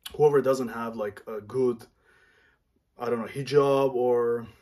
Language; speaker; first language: English; non-native, fluent; Armenian